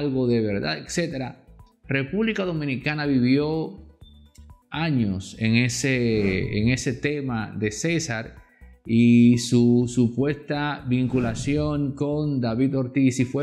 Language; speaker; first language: Spanish; native; Spanish